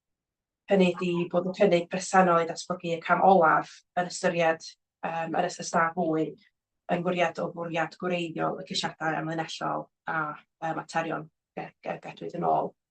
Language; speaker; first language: Welsh; native; Welsh